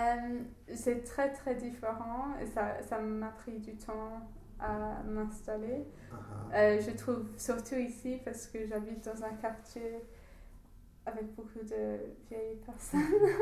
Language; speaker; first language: French; non-native, learner; English